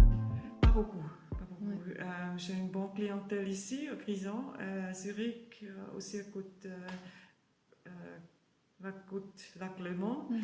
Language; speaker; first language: French; non-native, learner; German